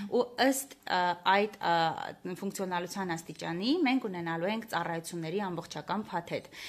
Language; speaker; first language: Armenian; native; Armenian